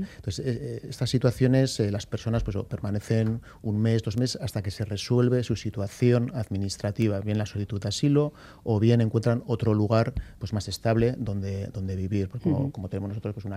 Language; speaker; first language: Spanish; native; Spanish